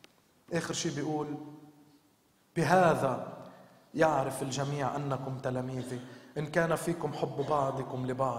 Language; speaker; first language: Arabic; native; Arabic